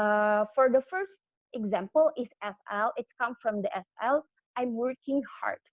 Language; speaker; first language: English; non-native, learner; Indonesian